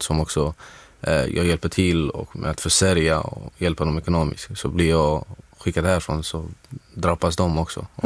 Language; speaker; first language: Swedish; non-native, fluent; Arabic